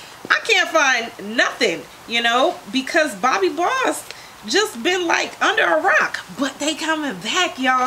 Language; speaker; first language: English; native; English